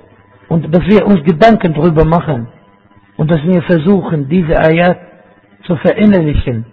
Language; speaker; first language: German; non-native, fluent; Arabic